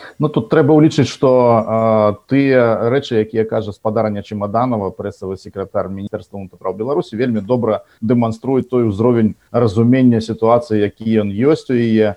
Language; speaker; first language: Belarusian; non-native, local second language; Russian